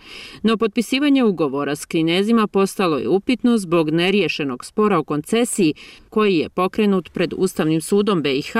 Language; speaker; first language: Croatian; native; Croatian